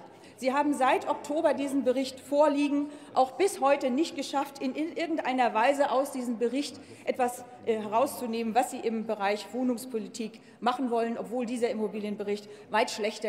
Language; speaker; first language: German; native; German